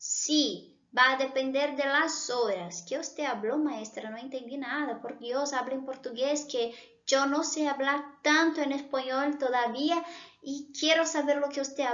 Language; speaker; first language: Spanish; non-native, fluent; Portuguese